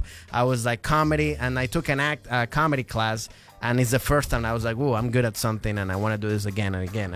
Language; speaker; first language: English; native; English